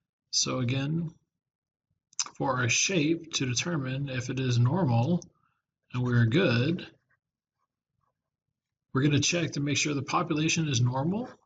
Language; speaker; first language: English; native; English